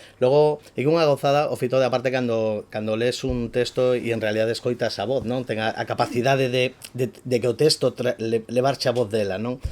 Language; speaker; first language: Galician; native; Galician